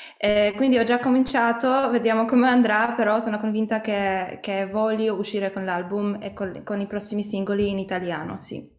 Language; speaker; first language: Italian; non-native, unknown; Polish